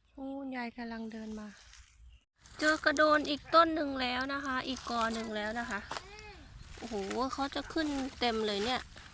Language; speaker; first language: Thai; non-native, local second language; Khmer